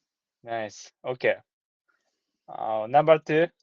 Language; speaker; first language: English; non-native, learner; Japanese